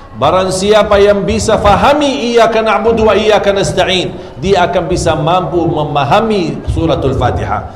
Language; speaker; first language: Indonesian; non-native, fluent; Arabic